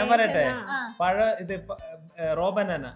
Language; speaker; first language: Malayalam; native; Malayalam